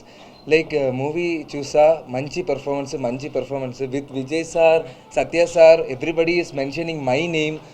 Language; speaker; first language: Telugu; non-native, learner; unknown